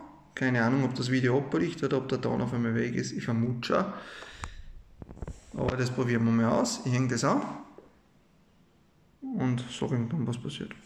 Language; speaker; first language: German; native; German